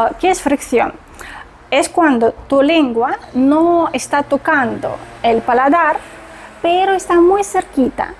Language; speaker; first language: Spanish; non-native, fluent; Russian